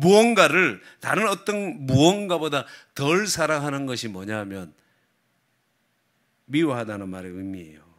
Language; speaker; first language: Korean; native; Korean